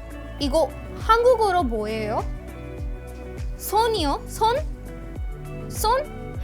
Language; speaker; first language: Korean; non-native, fluent; Hindi